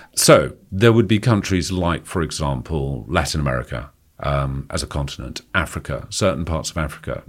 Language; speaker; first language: English; native; English